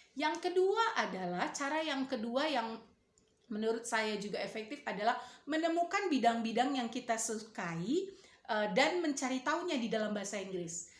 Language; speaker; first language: Indonesian; native; Indonesian